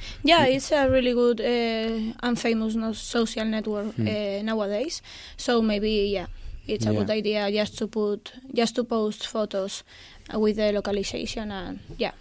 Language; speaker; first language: English; non-native, learner; Spanish